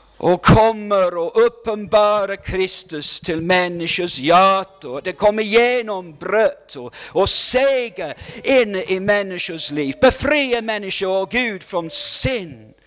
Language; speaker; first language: Swedish; non-native, learner; English